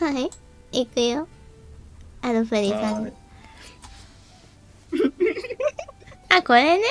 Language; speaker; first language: Japanese; native; Japanese